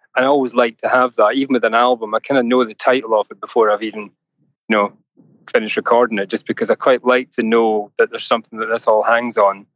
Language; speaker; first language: English; native; English